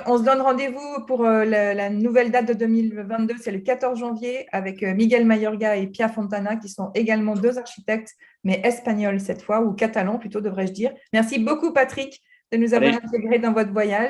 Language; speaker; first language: French; native; French